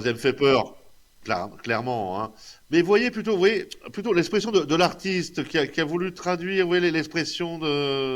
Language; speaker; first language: French; native; French